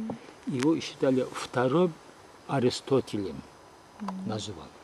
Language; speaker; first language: Russian; non-native, local second language; Uyghur